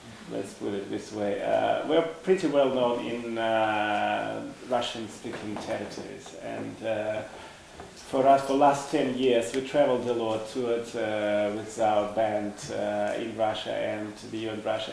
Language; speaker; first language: English; non-native, fluent; Russian